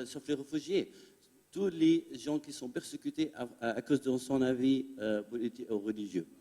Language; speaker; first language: French; non-native, fluent; Arabic